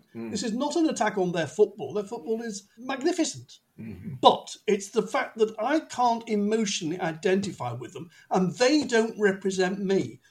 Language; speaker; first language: English; native; English